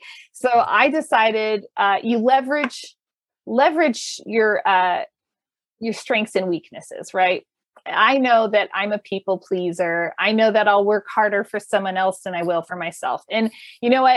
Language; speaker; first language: English; native; English